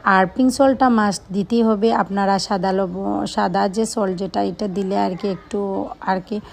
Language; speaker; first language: Bangla; non-native, local second language; Sylheti